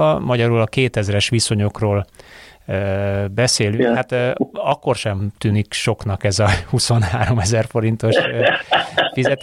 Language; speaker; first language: Hungarian; native; Hungarian